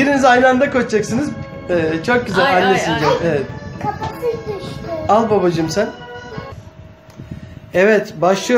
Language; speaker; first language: Turkish; native; Turkish